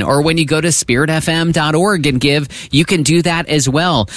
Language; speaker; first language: English; native; English